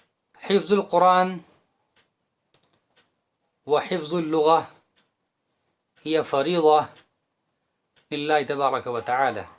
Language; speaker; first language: Arabic; non-native, fluent; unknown